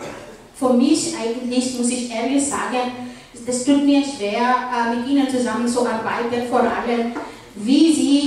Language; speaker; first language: German; non-native, fluent; Arabic